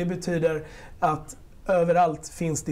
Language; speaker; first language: Swedish; early bilingual, other home language; Spanish